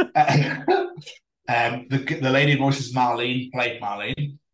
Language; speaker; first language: English; native; English